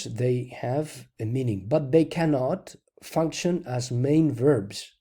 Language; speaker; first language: English; non-native, fluent; Spanish